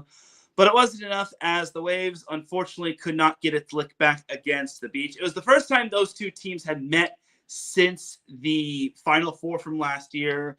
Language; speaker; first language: English; native; English